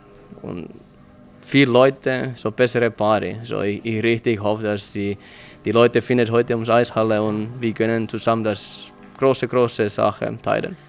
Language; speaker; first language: German; non-native, learner; Finnish